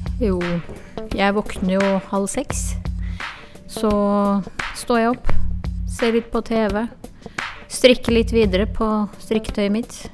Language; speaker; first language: Norwegian; native; Norwegian